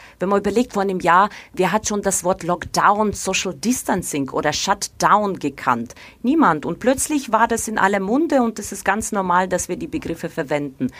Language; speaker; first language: German; non-native, fluent; Ukrainian